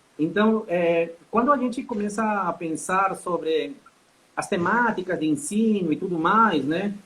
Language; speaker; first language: Portuguese; non-native, fluent; Spanish